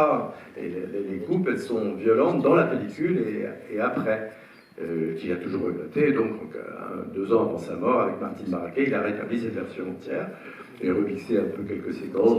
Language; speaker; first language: French; native; French